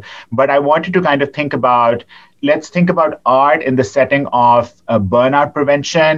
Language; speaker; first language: English; non-native, local second language; Urdu